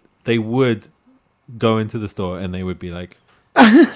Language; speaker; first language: English; native; English